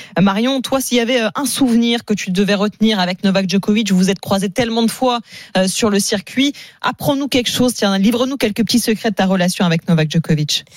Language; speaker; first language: French; native; French